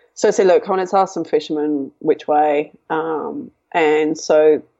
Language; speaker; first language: English; native; English